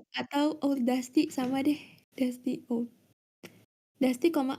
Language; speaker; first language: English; non-native, learner; Indonesian